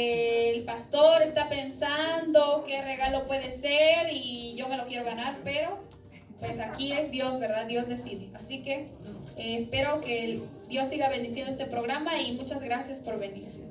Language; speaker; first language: Spanish; native; Spanish